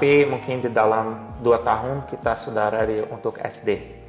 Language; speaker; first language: Indonesian; non-native, learner; Portuguese